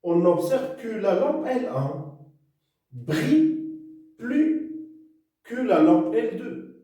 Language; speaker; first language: French; non-native, local second language; Arabic